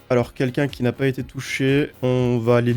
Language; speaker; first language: French; native; French